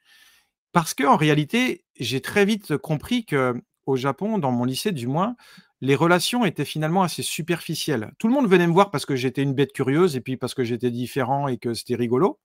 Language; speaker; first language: French; native; French